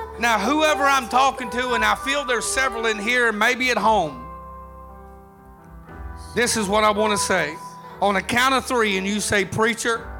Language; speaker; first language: English; native; English